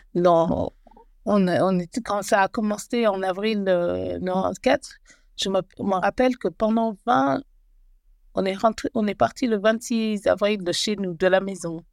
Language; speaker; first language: French; native; French